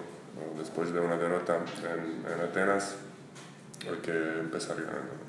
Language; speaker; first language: Spanish; non-native, fluent; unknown